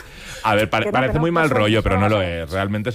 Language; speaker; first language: Spanish; native; Spanish